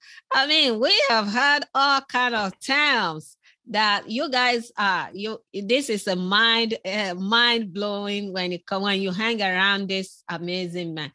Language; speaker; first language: English; non-native, local second language; Yoruba